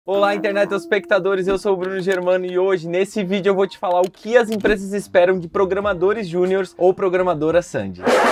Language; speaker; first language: Portuguese; native; Portuguese